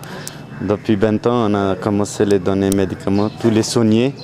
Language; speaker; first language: French; non-native, learner; Nepali